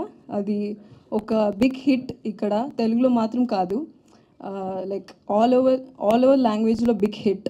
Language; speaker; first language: Telugu; non-native, learner; Tamil